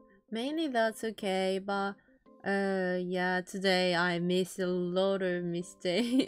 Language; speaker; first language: English; non-native, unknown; Japanese